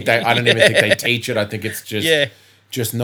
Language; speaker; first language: English; native; English